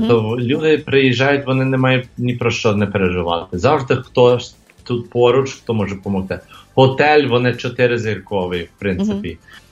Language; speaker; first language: Ukrainian; early bilingual, heritage; English